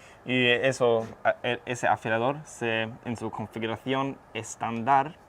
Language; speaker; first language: Spanish; non-native, fluent; Swedish